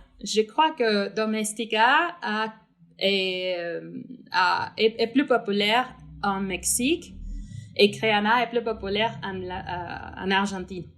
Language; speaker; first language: French; non-native, fluent; Spanish